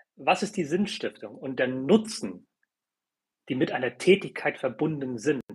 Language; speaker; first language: German; early bilingual, other home language; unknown